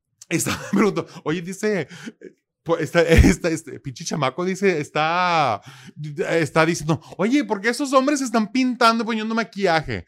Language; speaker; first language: Spanish; early bilingual, heritage; Spanish